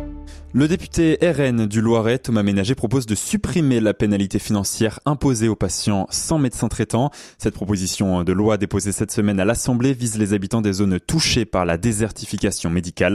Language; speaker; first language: French; native; French